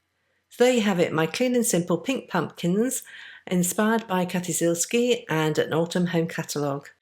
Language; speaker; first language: English; native; English